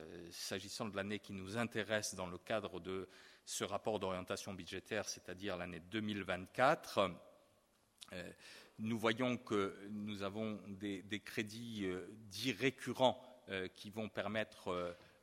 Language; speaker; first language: French; non-native, fluent; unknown